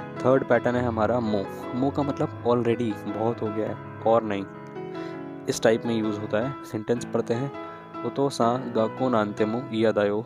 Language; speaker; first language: Hindi; native; Hindi